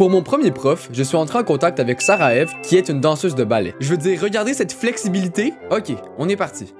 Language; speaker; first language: French; native; French